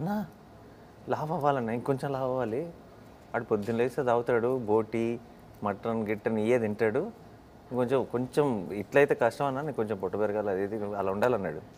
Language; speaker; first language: Telugu; native; Telugu